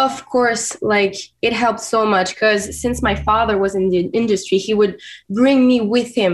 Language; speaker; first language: English; non-native, fluent; French